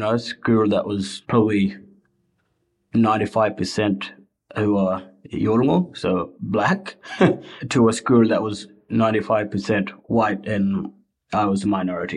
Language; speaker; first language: English; native; English